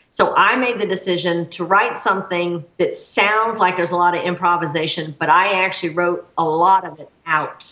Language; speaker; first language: English; native; English